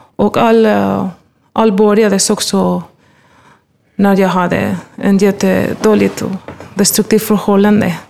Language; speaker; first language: Swedish; non-native, fluent; Spanish